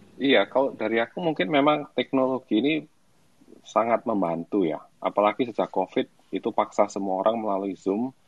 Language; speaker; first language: Indonesian; native; Indonesian